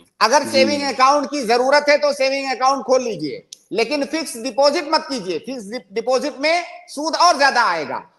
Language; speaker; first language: Urdu; native; Urdu